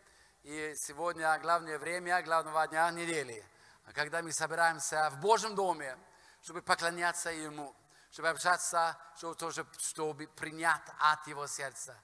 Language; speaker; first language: Russian; non-native, fluent; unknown